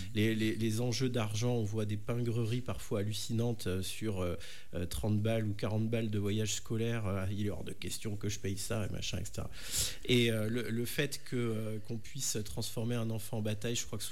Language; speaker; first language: French; native; French